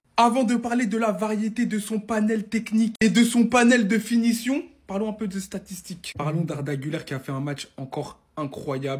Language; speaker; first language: French; native; French